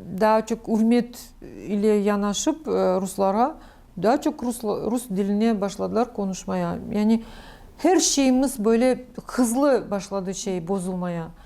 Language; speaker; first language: Turkish; non-native, learner; Crimean Tatar